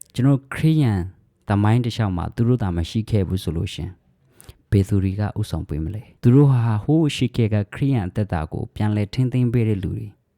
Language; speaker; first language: Burmese; native; Burmese